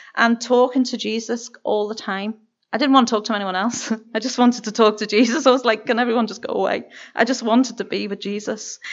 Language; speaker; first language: English; native; English